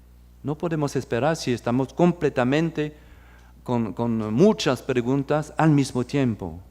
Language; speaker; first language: Spanish; non-native, fluent; French